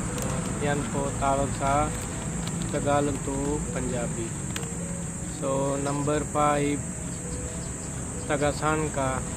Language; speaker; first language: Filipino; non-native, learner; Punjabi